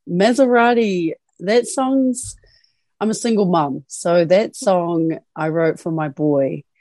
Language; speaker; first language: English; native; English